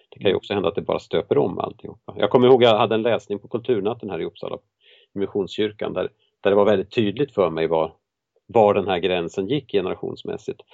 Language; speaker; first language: Swedish; native; Swedish